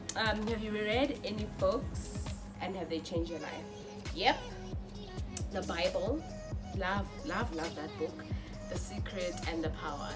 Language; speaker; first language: English; non-native, local second language; Xhosa